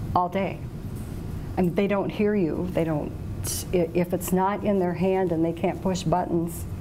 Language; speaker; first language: English; native; English